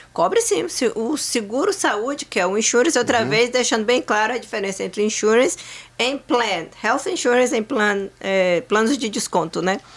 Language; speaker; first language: Portuguese; native; Portuguese